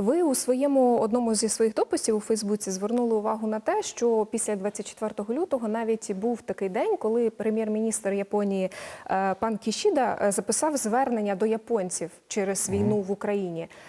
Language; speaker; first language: Ukrainian; native; Ukrainian